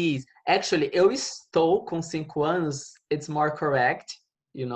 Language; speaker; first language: English; non-native, fluent; Portuguese